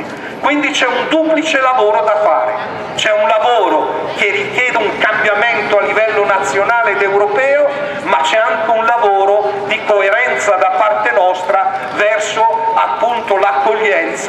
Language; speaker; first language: Italian; native; Italian